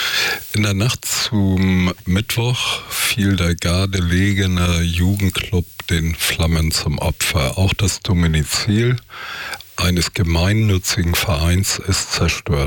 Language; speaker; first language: German; native; German